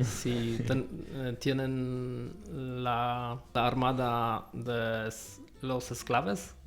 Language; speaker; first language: Spanish; non-native, learner; Polish